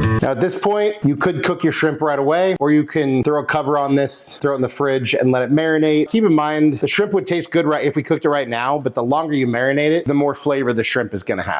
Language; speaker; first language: English; native; English